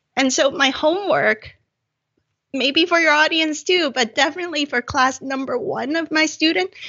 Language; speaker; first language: English; non-native, local second language; Cantonese